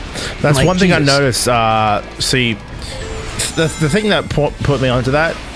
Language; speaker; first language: English; native; English